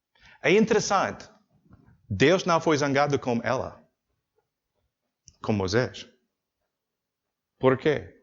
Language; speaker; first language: Portuguese; non-native, learner; English